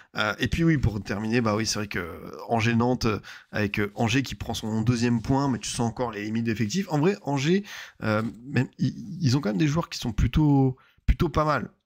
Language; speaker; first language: French; native; French